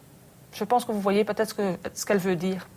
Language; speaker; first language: French; native; French